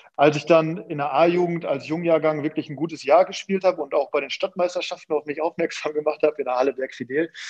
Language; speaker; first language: German; native; German